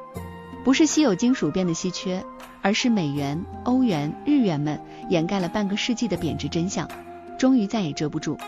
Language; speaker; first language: Chinese; native; Chinese